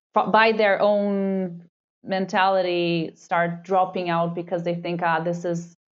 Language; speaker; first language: English; non-native, fluent; Portuguese